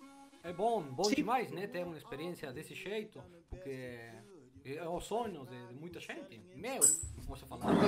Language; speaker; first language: Portuguese; non-native, fluent; Spanish